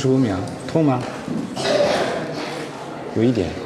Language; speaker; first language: Chinese; non-native, fluent; Dutch